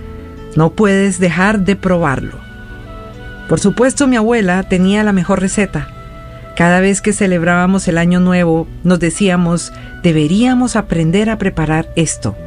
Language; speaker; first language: Spanish; native; Spanish